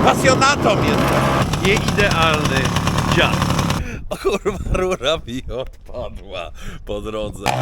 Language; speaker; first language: Polish; native; Polish